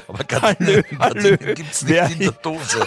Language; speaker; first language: German; native; German